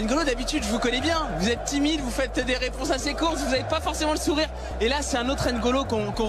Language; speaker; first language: French; native; French